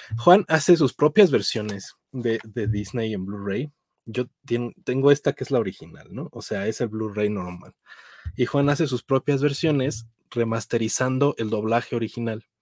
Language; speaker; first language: Spanish; native; Spanish